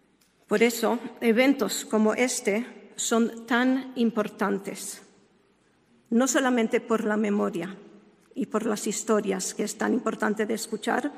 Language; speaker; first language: Spanish; non-native, fluent; Hebrew